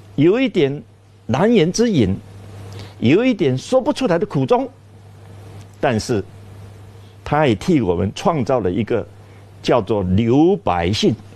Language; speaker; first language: Chinese; native; Chinese